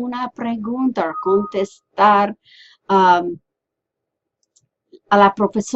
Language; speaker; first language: Spanish; non-native, fluent; English